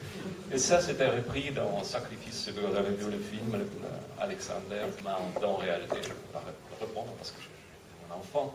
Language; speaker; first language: French; non-native, fluent; Russian